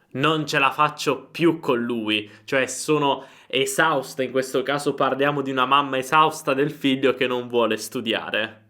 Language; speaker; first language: Italian; native; Italian